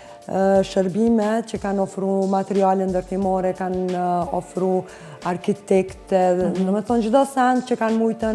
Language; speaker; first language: Albanian; native; Albanian